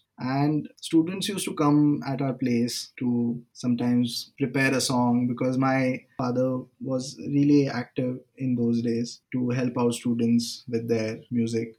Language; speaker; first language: English; non-native, local second language; Marathi